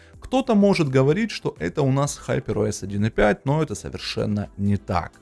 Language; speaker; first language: Russian; native; Russian